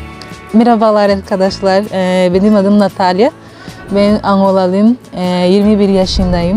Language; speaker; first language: Turkish; non-native, learner; Portuguese